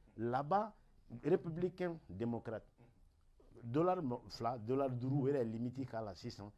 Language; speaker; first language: French; non-native, local second language; Bambara